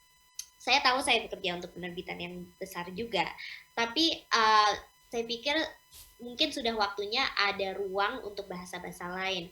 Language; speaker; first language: Indonesian; non-native, local second language; English